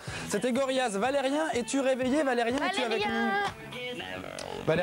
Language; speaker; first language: French; native; French